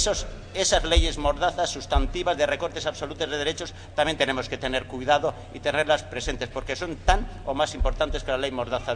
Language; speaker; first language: Spanish; native; Spanish